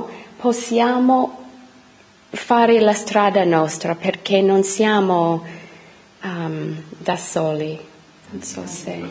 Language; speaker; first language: Italian; non-native, fluent; English